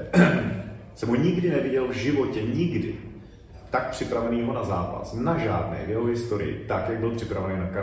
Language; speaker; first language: Czech; native; Czech